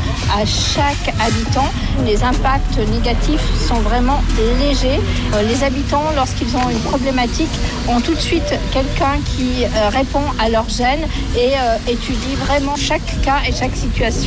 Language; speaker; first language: French; native; French